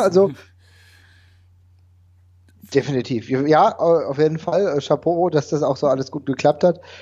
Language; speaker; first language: German; native; German